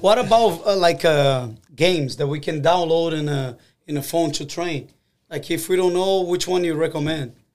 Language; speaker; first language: English; non-native, fluent; Portuguese